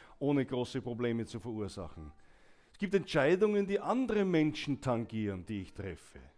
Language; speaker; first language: German; native; German